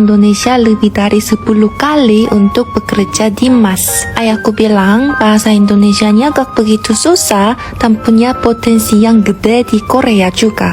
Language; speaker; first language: Indonesian; non-native, fluent; Korean